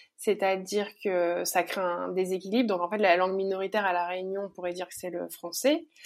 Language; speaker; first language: French; native; French